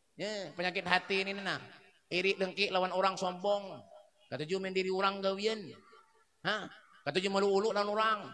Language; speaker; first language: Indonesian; non-native, local second language; Banjar